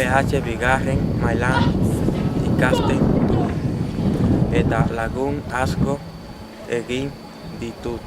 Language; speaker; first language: Basque; non-native, learner; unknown